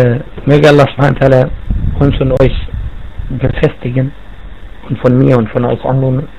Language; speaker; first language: German; non-native, fluent; Arabic